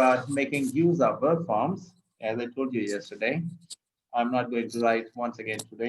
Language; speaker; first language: English; non-native, local second language; Urdu